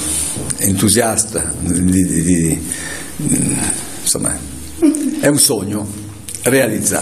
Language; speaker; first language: Italian; native; Italian